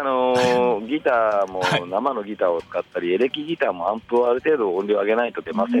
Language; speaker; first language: Japanese; native; Japanese